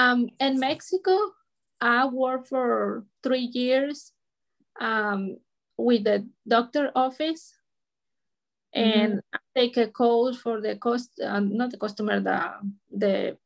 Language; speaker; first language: English; non-native, learner; Spanish